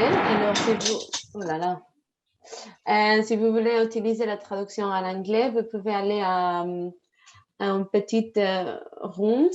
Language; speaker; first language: French; non-native, fluent; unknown